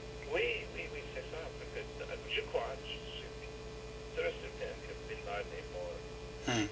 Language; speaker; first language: French; non-native, fluent; English